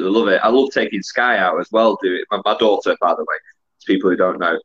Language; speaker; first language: English; native; English